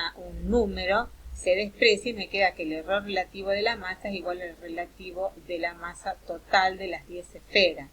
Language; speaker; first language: Spanish; native; Spanish